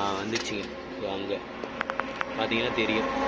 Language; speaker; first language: Tamil; native; Tamil